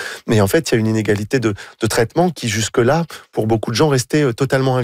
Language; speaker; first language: French; native; French